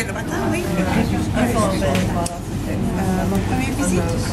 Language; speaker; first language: French; non-native, learner; English